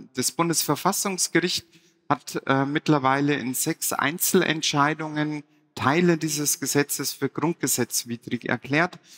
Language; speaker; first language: German; native; German